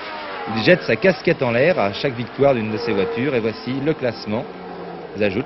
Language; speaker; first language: French; native; French